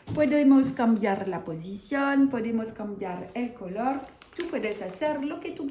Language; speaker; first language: Spanish; non-native, learner; French